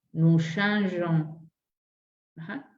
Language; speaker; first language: French; non-native, fluent; Spanish